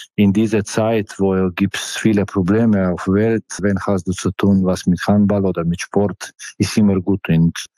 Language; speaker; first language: German; non-native, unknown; Slovenian